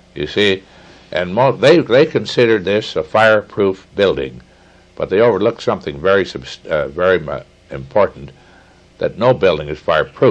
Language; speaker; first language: English; native; English